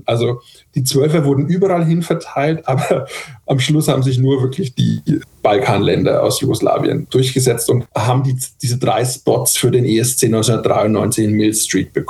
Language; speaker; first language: German; native; German